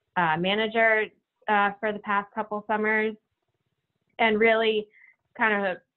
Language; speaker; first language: English; native; English